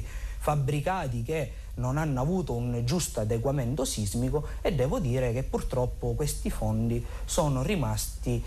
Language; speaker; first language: Italian; native; Italian